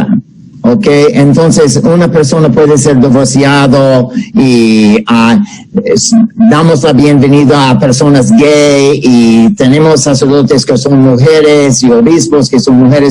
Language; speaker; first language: Spanish; non-native, fluent; English